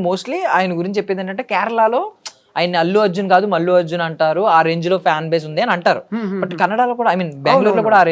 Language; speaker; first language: Telugu; native; Telugu